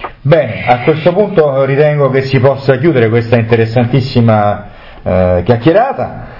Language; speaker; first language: Italian; native; Italian